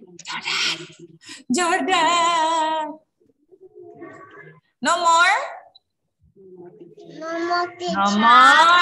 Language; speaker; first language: English; non-native, fluent; Indonesian